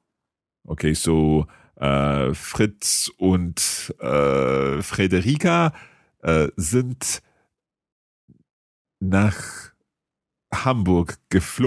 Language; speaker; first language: German; non-native, learner; English